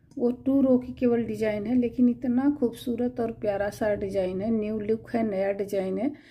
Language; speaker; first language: Hindi; native; Hindi